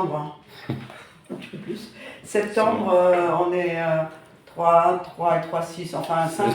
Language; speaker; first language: French; native; French